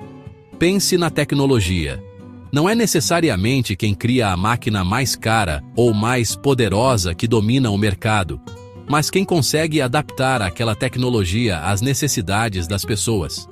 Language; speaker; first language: Portuguese; native; Portuguese